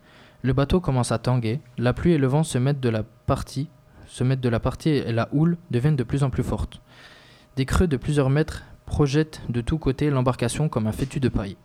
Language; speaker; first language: French; native; French